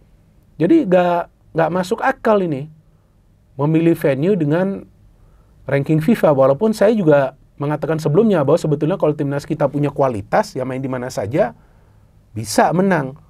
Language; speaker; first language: Indonesian; native; Indonesian